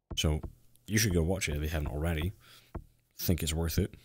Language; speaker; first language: English; native; English